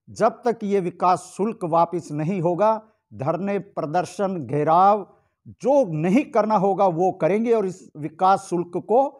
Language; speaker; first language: Hindi; native; Hindi